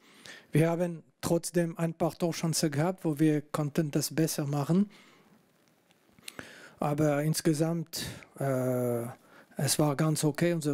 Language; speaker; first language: German; non-native, local second language; French